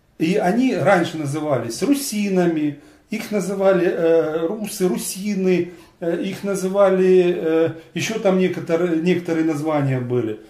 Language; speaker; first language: Russian; native; Russian